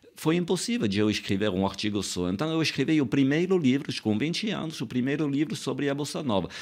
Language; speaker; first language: Portuguese; non-native, fluent; French